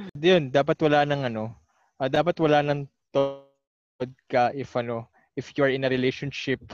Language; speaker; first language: English; non-native, local second language; Filipino